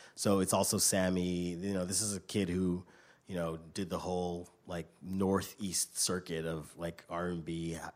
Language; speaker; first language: English; native; English